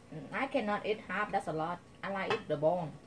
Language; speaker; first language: English; non-native, learner; Vietnamese